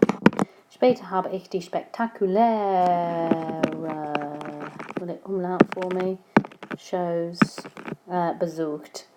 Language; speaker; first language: German; non-native, fluent; English